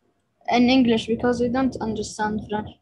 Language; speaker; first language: English; non-native, learner; Arabic